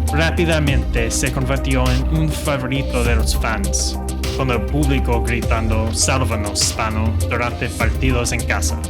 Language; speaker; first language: Spanish; non-native, fluent; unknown